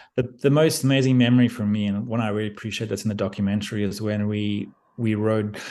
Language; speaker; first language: English; native; English